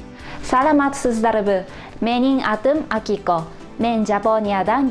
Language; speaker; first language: Kyrgyz; non-native, learner; Japanese